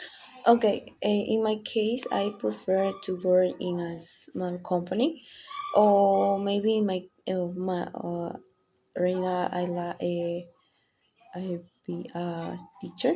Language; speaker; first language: English; non-native, learner; Spanish